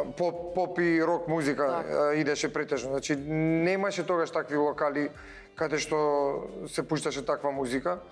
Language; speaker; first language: Macedonian; native; Macedonian